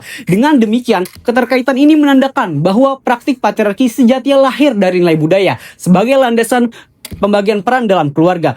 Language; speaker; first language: Indonesian; native; Indonesian